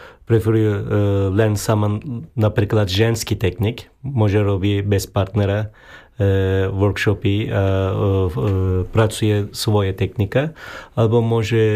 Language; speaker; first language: Slovak; non-native, learner; Turkish